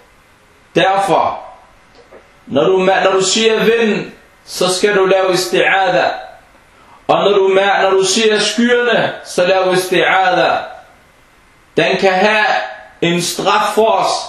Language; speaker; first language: Danish; non-native, fluent; Arabic